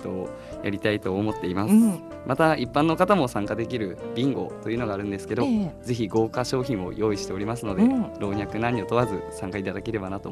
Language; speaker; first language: Japanese; native; Japanese